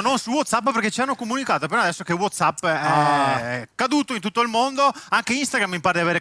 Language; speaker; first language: Italian; native; Italian